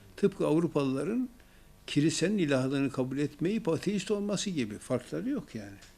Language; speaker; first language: Turkish; native; Turkish